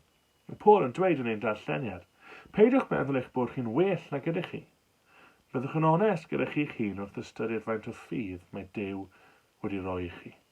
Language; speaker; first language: Welsh; native; Welsh